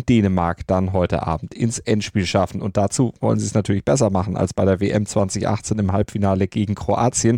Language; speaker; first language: German; native; German